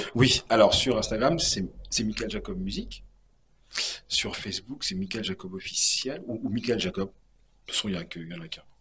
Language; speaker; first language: French; native; French